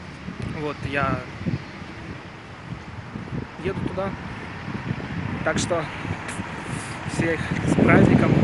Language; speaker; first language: Russian; native; Russian